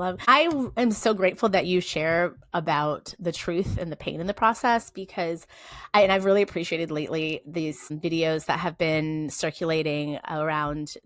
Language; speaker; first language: English; native; English